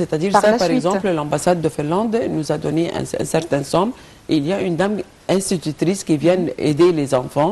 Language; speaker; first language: French; non-native, fluent; Arabic